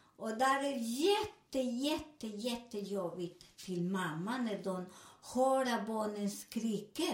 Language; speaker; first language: Swedish; non-native, learner; Spanish